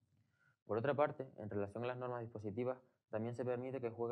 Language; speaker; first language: Spanish; native; Spanish